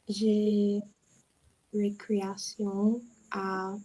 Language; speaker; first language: French; non-native, learner; English